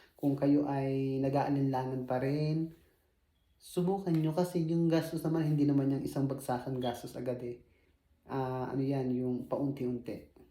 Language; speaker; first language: Filipino; native; Filipino